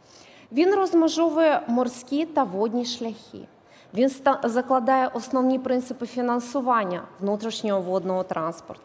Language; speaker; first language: Ukrainian; native; Ukrainian